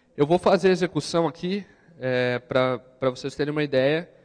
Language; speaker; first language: Portuguese; native; Portuguese